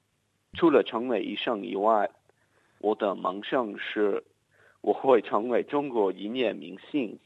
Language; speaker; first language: Chinese; non-native, learner; English